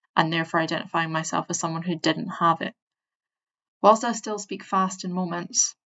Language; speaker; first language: English; native; English